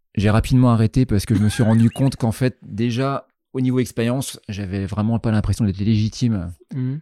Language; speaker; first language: French; native; French